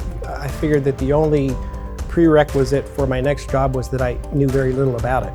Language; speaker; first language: English; native; English